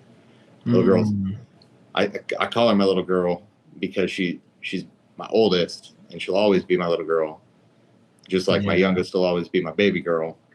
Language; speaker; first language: English; native; English